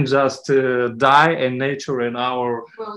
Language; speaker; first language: English; non-native, learner; Ukrainian